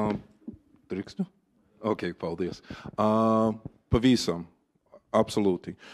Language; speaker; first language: Latvian; non-native, fluent; English